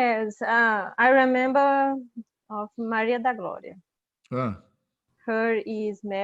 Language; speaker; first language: English; non-native, learner; Portuguese